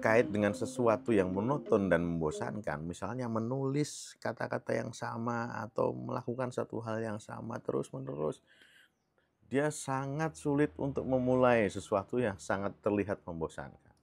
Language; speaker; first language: Indonesian; native; Indonesian